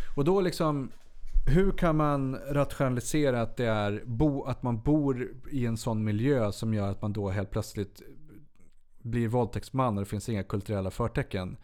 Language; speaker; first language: Swedish; native; Swedish